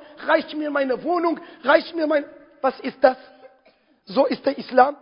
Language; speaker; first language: German; non-native, fluent; Arabic